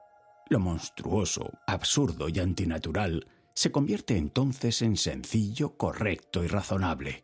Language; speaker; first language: Spanish; native; Spanish